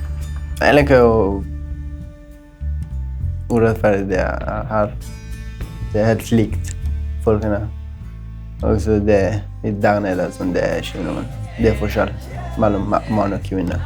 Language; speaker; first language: Norwegian; non-native, learner; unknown